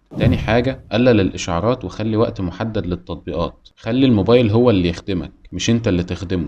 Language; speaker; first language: Arabic; native; Arabic